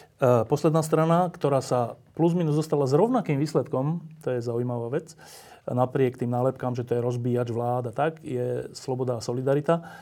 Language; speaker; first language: Slovak; native; Slovak